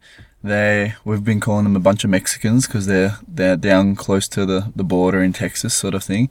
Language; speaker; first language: English; native; English